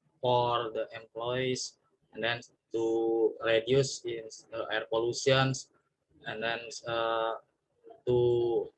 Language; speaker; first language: English; non-native, learner; Indonesian